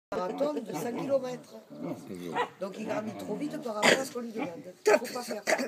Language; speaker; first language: French; native; French